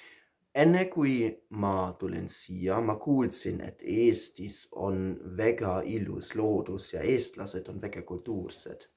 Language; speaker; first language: Estonian; non-native, learner; German